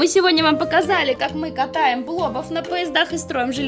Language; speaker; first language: Russian; native; Russian